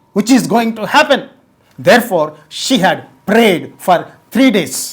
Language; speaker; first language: English; non-native, local second language; Telugu